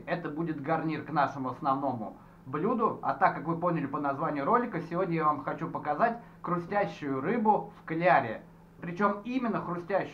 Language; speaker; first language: Russian; native; Russian